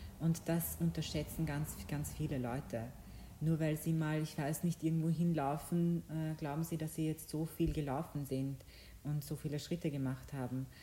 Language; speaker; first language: German; early bilingual, other home language; Bosnian